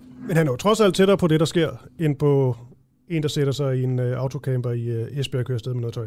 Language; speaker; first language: Danish; native; Danish